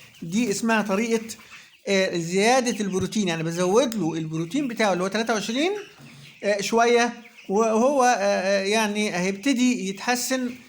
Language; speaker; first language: Arabic; native; Arabic